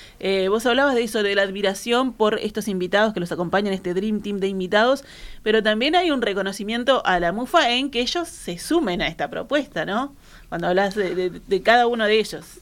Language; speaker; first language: Spanish; native; Spanish